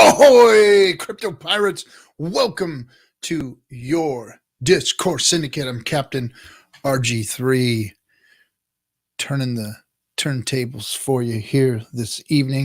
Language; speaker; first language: English; native; English